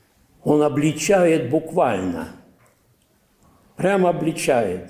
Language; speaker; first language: Russian; native; Russian